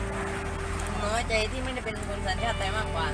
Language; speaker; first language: Thai; early bilingual, other home language; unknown